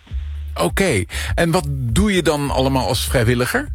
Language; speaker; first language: Dutch; native; Dutch